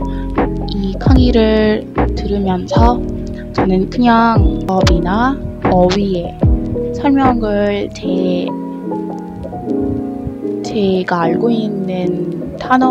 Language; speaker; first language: Korean; non-native, learner; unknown